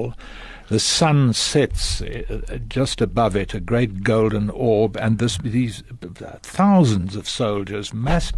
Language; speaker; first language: English; native; English